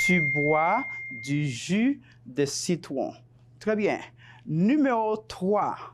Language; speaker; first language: French; non-native, fluent; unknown